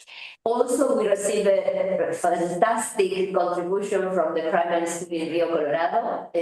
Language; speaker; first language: English; non-native, fluent; Spanish